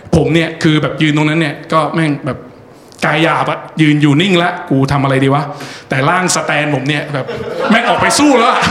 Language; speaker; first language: Thai; native; Thai